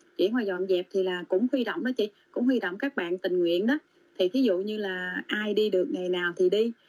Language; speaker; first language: Vietnamese; native; Vietnamese